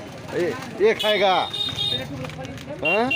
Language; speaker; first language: Hindi; non-native, local second language; Bangla